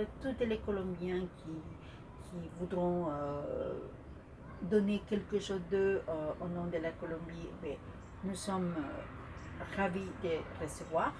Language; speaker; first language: French; non-native, fluent; Spanish